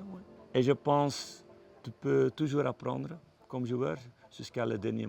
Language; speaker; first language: French; non-native, local second language; Dutch